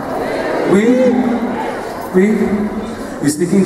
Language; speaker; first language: English; non-native, learner; Italian